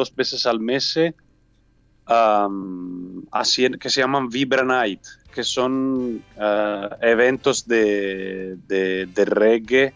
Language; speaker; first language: Spanish; non-native, learner; Italian